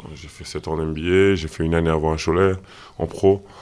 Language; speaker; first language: French; native; French